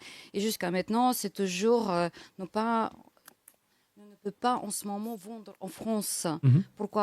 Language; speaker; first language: French; non-native, learner; Russian